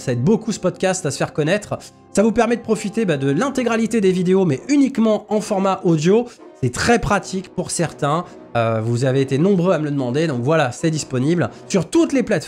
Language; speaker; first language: French; native; French